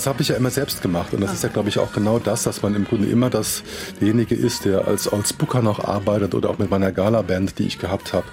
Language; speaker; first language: German; native; German